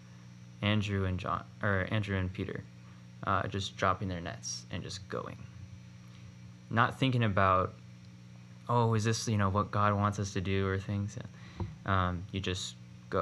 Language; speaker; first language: English; native; English